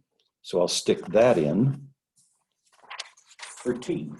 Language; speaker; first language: English; native; English